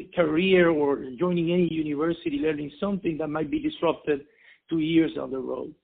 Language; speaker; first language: English; non-native, fluent; Spanish